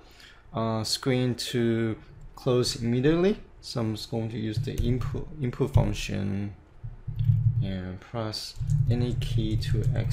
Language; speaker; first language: English; non-native, fluent; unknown